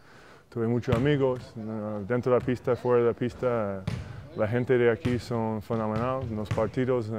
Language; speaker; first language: Spanish; non-native, fluent; English